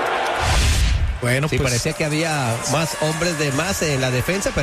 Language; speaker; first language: Spanish; native; Spanish